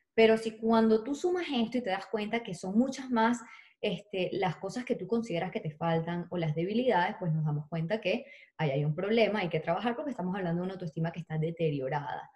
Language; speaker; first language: Spanish; native; Spanish